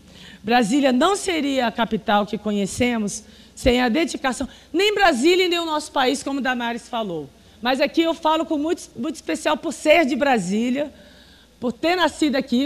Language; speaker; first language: Portuguese; native; Portuguese